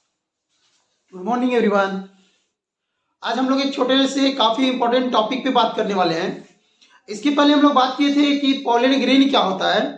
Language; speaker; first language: Hindi; native; Hindi